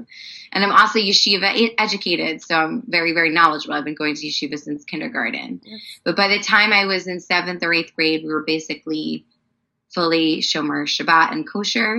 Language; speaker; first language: English; native; English